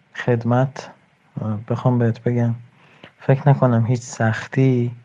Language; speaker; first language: Persian; native; Persian